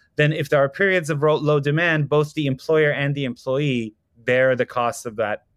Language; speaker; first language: English; non-native, fluent; Persian